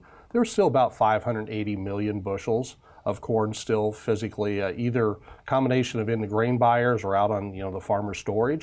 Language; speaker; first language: English; native; English